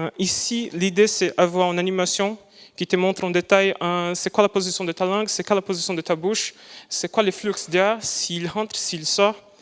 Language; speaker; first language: French; non-native, fluent; Portuguese